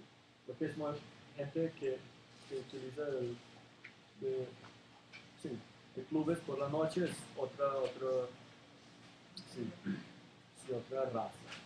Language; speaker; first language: Spanish; non-native, learner; Serbian